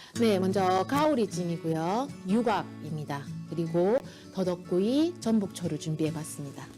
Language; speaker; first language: Korean; native; Korean